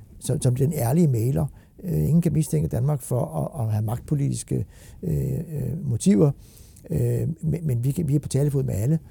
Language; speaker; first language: Danish; native; Danish